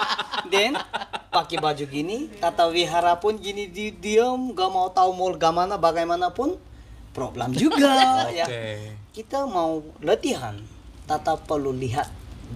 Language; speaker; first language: Indonesian; non-native, learner; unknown